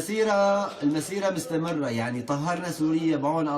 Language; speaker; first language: Arabic; native; Arabic